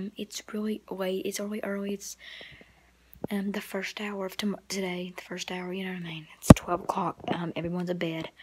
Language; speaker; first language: English; native; English